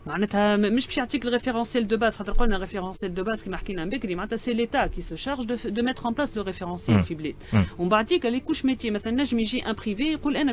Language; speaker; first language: Arabic; native; Arabic